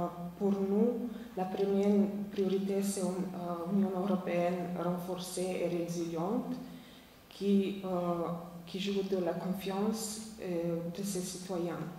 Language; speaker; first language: French; non-native, fluent; Slovenian